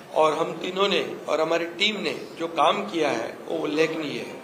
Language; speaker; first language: Hindi; non-native, local second language; Marathi